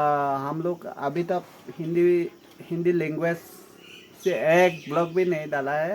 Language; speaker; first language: Hindi; non-native, local second language; Mizo